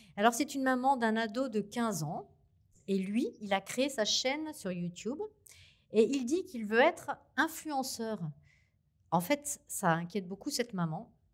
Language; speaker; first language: French; native; French